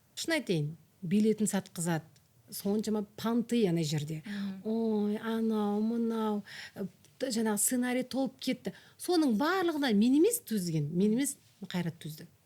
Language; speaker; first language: Kazakh; native; Kazakh